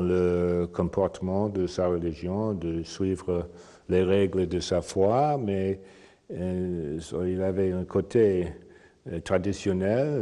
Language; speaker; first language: French; non-native, fluent; English